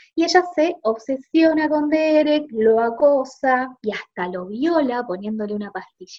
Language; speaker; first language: Spanish; native; Spanish